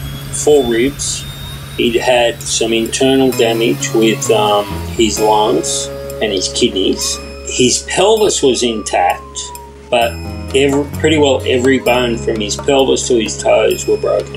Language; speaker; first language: English; native; English